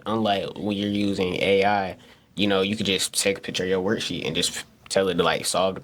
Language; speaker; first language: English; native; English